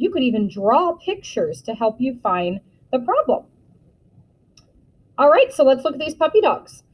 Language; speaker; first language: English; native; English